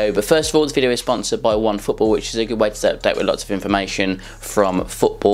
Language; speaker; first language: English; native; English